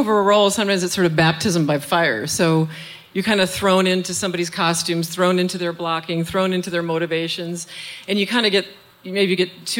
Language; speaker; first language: English; native; English